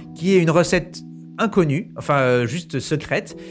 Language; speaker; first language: French; native; French